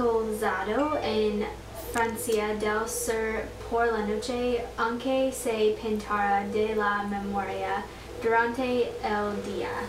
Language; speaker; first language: Spanish; non-native, learner; English